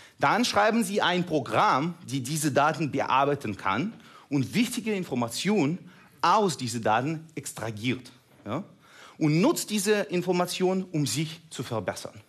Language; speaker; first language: German; non-native, fluent; Russian